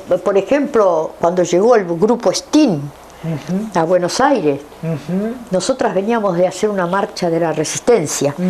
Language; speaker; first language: Spanish; native; Spanish